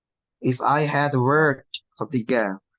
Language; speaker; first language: English; non-native, fluent; Indonesian